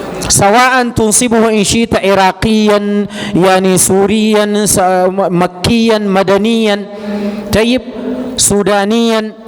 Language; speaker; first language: Arabic; non-native, fluent; Urdu